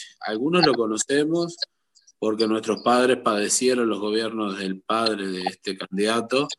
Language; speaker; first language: Spanish; native; Spanish